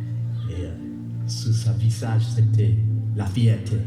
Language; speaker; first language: French; non-native, learner; English